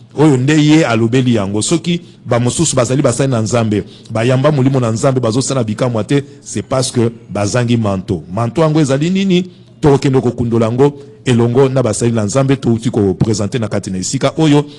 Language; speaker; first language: Lingala; native; Lingala